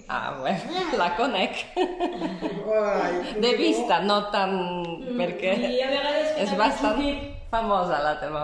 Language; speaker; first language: Catalan; non-native, fluent; Polish